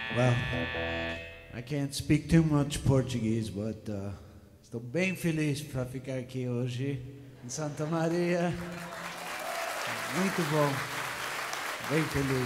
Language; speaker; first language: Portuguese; non-native, learner; English